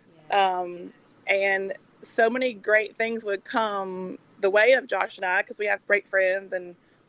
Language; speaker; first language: English; native; English